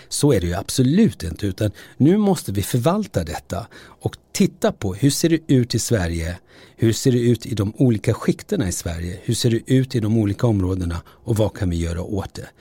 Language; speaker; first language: Swedish; early bilingual, other home language; Turoyo